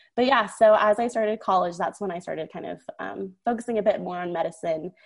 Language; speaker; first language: English; early bilingual, other home language; Persian